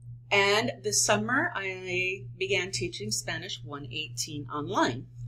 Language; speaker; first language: English; native; English